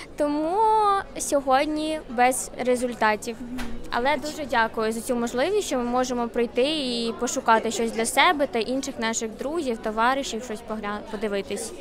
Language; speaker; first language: Ukrainian; native; Ukrainian